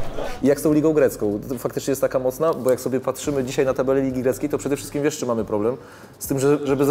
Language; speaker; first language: Polish; native; Polish